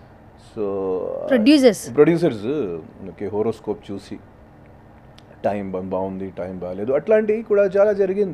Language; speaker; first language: Telugu; non-native, local second language; Hindi